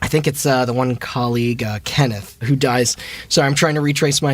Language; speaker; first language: English; native; English